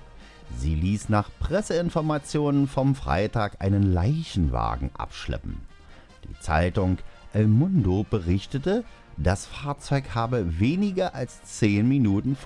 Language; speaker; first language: German; native; German